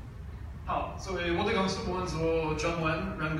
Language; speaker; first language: Chinese; non-native, learner; French